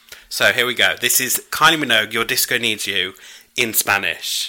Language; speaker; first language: English; native; English